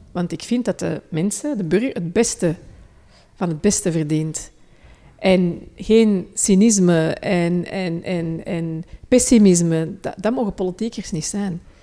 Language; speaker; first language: Dutch; early bilingual, other home language; Hindi